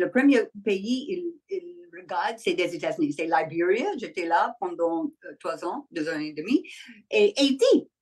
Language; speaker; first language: French; non-native, learner; English